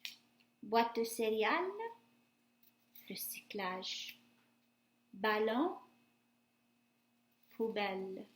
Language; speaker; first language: French; non-native, fluent; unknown